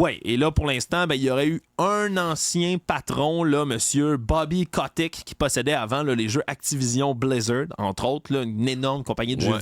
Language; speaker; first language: French; native; French